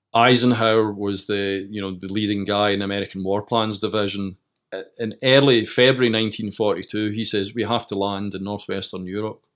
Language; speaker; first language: English; native; English